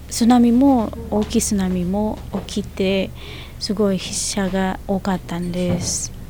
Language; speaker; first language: Japanese; non-native, fluent; Indonesian